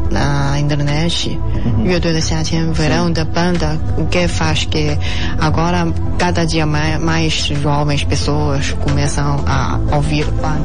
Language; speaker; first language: Portuguese; non-native, fluent; Chinese